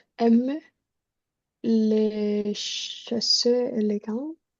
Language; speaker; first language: French; non-native, learner; Spanish